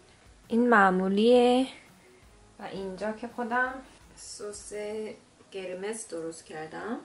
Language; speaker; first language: Persian; non-native, learner; Korean